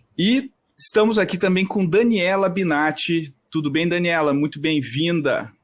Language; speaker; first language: Portuguese; native; Portuguese